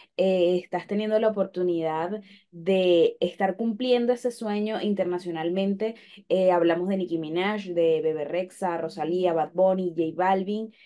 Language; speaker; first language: Spanish; native; Spanish